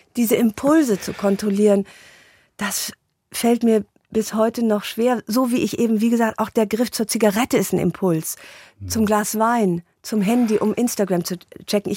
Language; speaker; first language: German; native; German